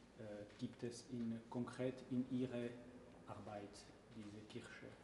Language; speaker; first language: German; non-native, learner; English